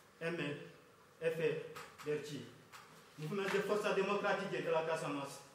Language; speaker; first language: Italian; non-native, learner; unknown